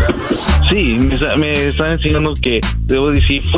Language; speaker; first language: Spanish; non-native, learner; English